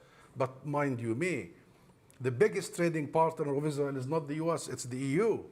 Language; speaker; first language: English; non-native, fluent; Arabic